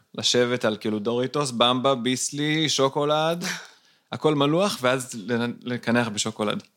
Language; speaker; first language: Hebrew; native; Hebrew